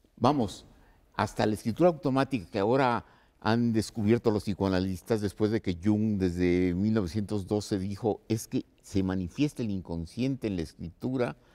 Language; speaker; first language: Spanish; native; Spanish